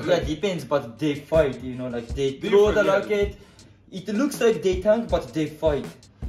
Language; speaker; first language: English; non-native, learner; Japanese